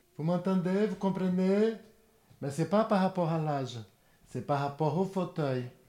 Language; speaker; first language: French; non-native, fluent; Portuguese